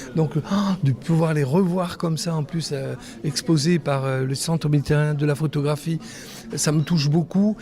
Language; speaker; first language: French; non-native, local second language; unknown